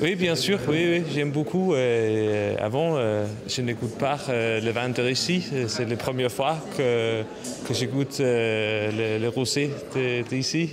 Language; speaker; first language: French; non-native, learner; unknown